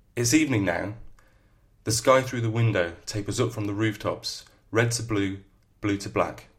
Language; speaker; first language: English; native; English